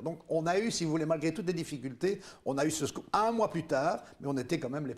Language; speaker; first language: French; native; French